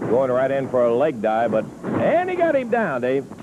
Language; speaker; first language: English; native; English